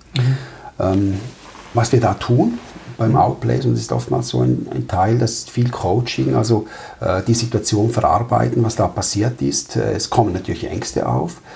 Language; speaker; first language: German; early bilingual, other home language; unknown